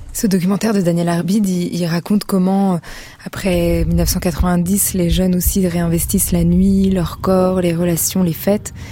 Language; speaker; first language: French; native; French